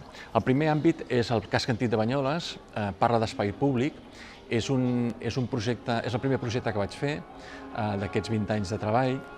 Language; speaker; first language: Catalan; native; Catalan